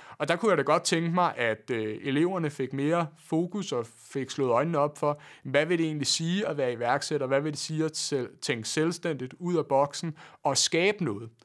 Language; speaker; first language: Danish; native; Danish